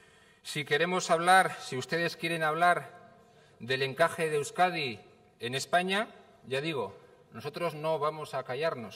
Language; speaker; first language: Spanish; native; Spanish